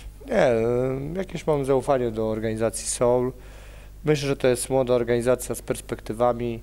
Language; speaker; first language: Polish; native; Polish